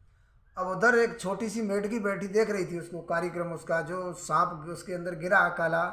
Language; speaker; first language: Hindi; native; Hindi